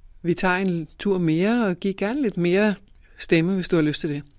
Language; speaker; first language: Danish; native; Danish